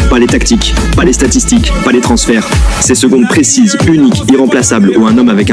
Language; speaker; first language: French; native; French